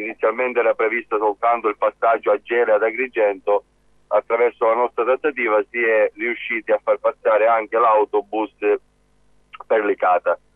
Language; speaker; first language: Italian; native; Italian